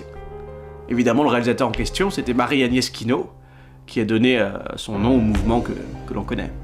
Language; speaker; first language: French; native; French